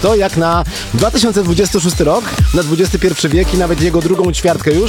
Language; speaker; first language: Polish; native; Polish